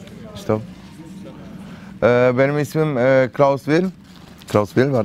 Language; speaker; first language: German; non-native, fluent; Turkish